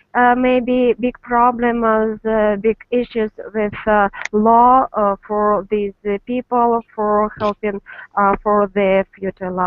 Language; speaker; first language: English; non-native, learner; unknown